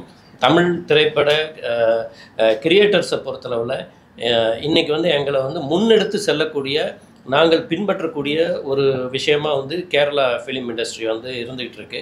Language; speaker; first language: Tamil; native; Tamil